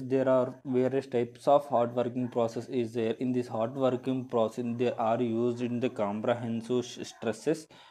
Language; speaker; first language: English; non-native, local second language; Telugu